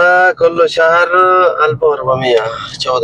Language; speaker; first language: Arabic; non-native, learner; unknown